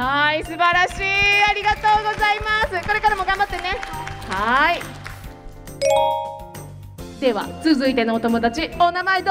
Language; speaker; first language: Japanese; native; Japanese